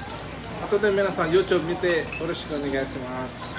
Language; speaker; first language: Japanese; non-native, learner; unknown